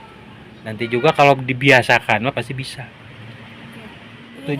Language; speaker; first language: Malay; non-native, local second language; Sundanese